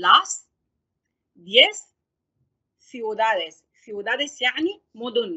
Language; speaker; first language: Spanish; non-native, fluent; Arabic